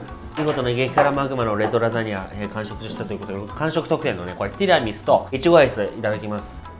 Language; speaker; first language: Japanese; native; Japanese